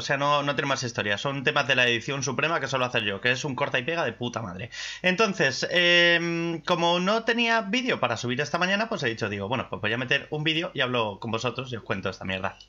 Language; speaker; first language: Spanish; native; Spanish